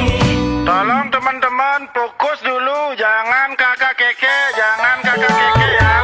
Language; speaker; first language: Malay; non-native, local second language; Balinese